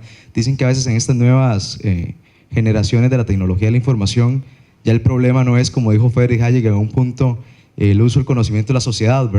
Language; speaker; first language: Spanish; native; Spanish